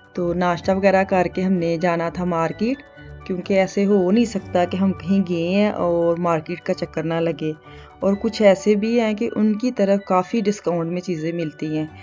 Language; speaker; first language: Urdu; native; Urdu